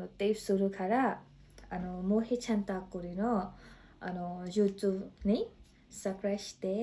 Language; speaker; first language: Japanese; non-native, learner; Nepali